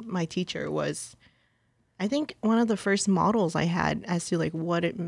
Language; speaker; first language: English; early bilingual, other home language; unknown